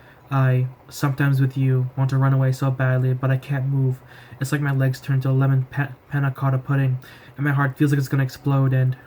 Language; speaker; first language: English; native; English